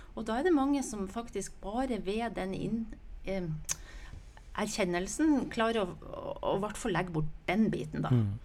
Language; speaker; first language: Norwegian; non-native, fluent; English